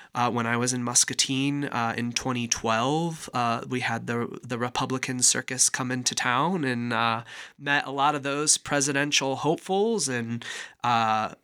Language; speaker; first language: English; native; English